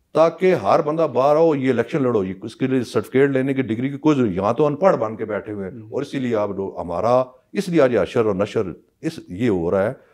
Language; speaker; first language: Urdu; non-native, local second language; Punjabi